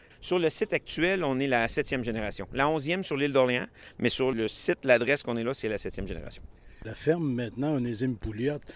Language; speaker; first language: French; native; French